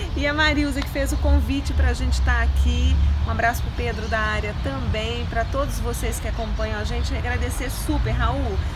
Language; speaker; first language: Portuguese; native; Portuguese